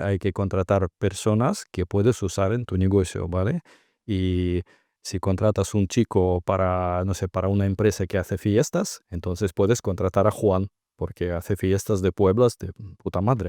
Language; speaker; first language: Spanish; non-native, fluent; Russian